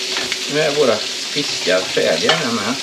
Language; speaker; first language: Swedish; native; Swedish